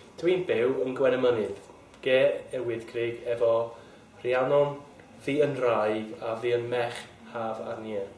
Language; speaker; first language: Welsh; non-native, local second language; English